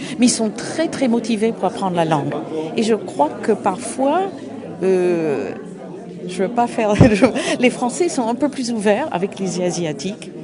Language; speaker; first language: French; non-native, fluent; English